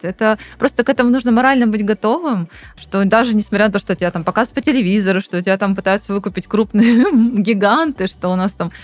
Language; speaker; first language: Russian; native; Russian